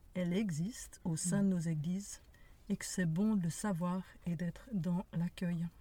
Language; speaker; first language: French; native; French